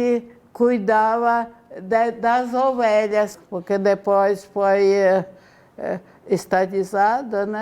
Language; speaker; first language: Portuguese; non-native, fluent; Ukrainian